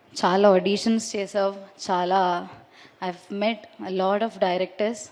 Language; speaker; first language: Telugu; non-native, learner; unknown